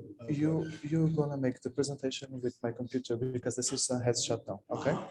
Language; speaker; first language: English; non-native, fluent; Portuguese